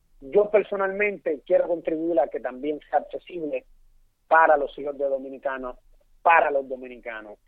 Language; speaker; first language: Spanish; native; Spanish